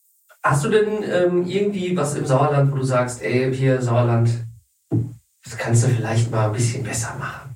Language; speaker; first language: German; native; German